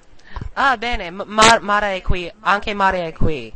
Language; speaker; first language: Italian; non-native, learner; English